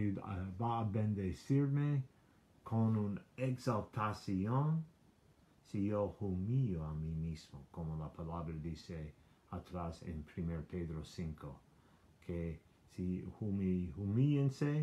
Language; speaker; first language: Spanish; non-native, learner; English